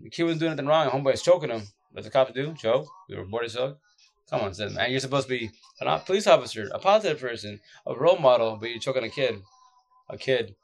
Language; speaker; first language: English; early bilingual, other home language; Spanish